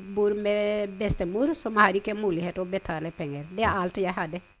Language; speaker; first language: Norwegian; non-native, fluent; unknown